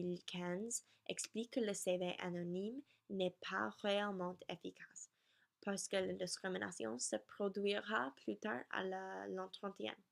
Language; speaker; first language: French; non-native, learner; English